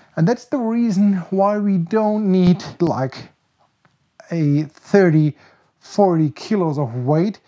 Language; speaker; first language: English; non-native, fluent; German